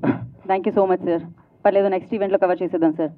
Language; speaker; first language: Telugu; native; Telugu